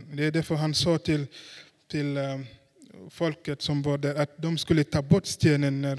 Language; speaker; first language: Swedish; non-native, fluent; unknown